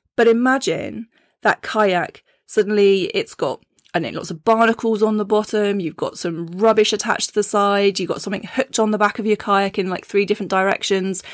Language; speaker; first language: English; native; English